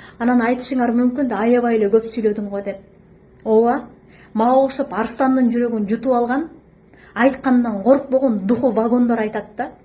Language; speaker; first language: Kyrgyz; native; Kyrgyz